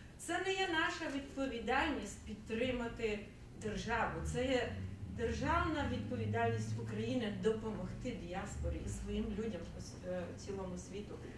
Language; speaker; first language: Ukrainian; early bilingual, heritage; Ukrainian